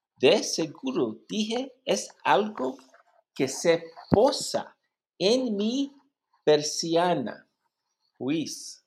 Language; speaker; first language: Spanish; non-native, learner; English